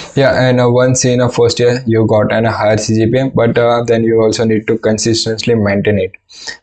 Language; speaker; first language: English; non-native, local second language; Gujarati